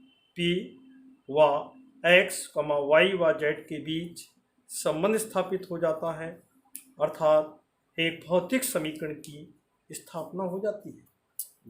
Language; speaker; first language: Hindi; native; Hindi